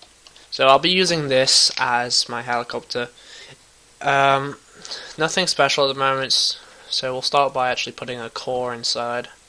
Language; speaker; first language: English; native; English